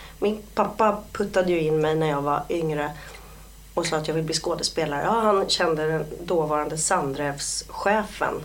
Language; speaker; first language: Swedish; native; Swedish